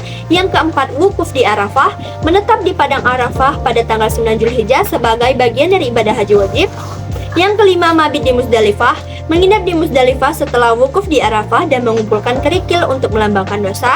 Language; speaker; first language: Indonesian; native; Indonesian